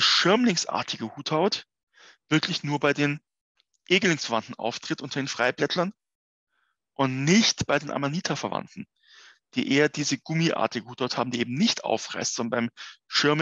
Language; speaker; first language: German; native; German